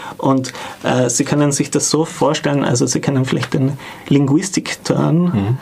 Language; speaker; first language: German; native; German